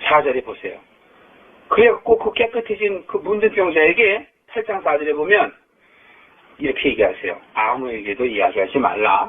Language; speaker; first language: Korean; native; Korean